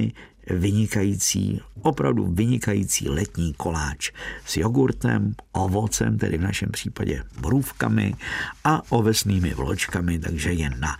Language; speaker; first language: Czech; native; Czech